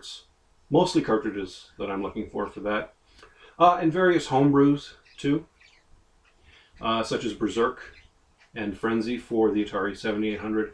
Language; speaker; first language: English; native; English